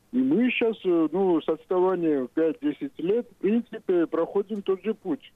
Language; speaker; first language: Russian; non-native, local second language; Georgian